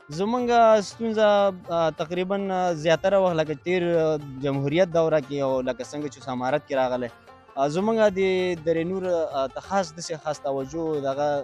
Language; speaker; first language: Pashto; non-native, local second language; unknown